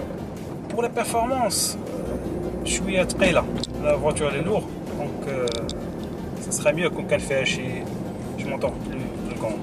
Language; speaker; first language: French; non-native, local second language; Arabic